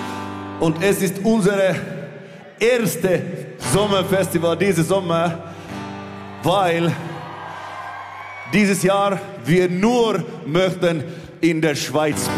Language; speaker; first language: German; non-native, learner; Finnish